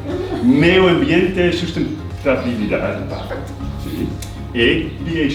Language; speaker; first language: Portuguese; non-native, learner; Dutch